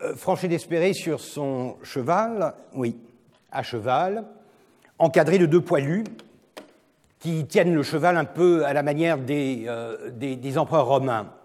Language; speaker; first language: French; non-native, fluent; Turkish